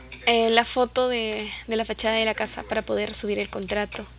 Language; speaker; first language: Spanish; native; Spanish